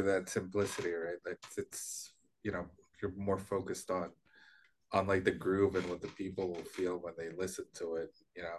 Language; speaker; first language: English; non-native, local second language; Filipino